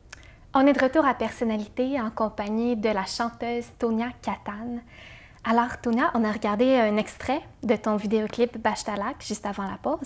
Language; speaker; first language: French; native; French